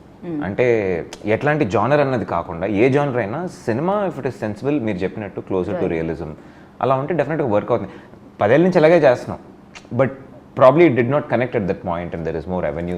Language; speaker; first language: Telugu; native; Telugu